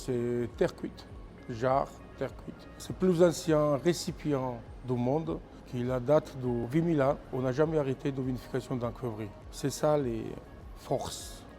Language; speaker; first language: French; non-native, fluent; Georgian